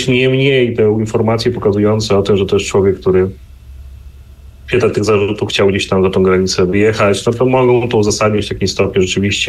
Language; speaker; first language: Polish; native; Polish